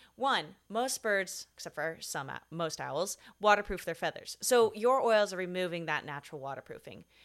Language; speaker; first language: English; native; English